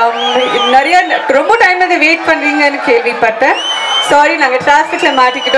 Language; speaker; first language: Tamil; non-native, fluent; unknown